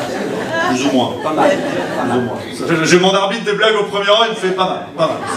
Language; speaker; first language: French; native; French